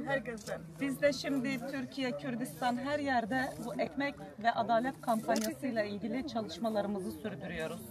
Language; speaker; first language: Turkish; native; Turkish